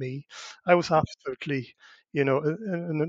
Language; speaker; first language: English; non-native, local second language; Irish